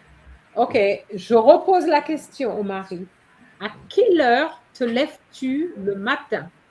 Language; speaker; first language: French; non-native, fluent; English